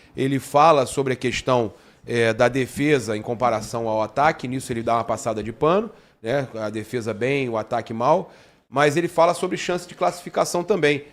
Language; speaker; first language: Portuguese; native; Portuguese